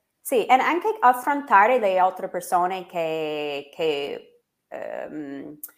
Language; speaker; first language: Italian; non-native, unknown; English